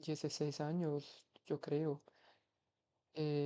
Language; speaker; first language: Spanish; non-native, learner; Portuguese